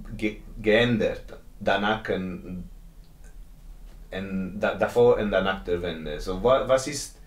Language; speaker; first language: German; non-native, learner; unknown